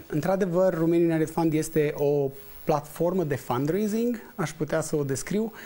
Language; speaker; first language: Romanian; native; Romanian